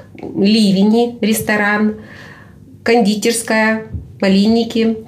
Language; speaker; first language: Russian; native; Russian